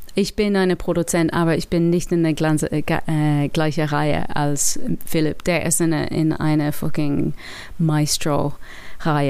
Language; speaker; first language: German; non-native, learner; English